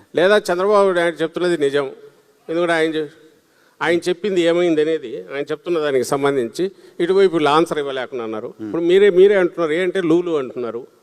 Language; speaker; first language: Telugu; native; Telugu